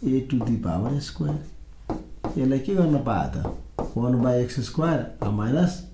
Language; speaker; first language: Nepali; non-native, local second language; Maithili